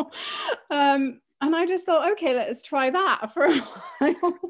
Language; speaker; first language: English; early bilingual, other home language; Greek